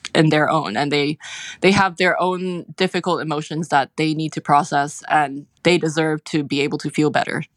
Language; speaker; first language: English; non-native, local second language; Cantonese